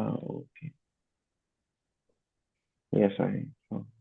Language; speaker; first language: English; non-native, learner; Portuguese